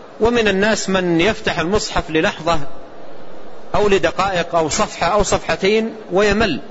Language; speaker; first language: Arabic; native; Arabic